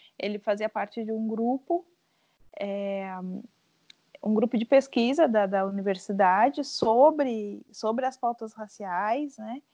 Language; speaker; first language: Portuguese; native; Portuguese